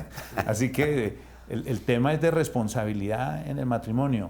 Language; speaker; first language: Spanish; native; Spanish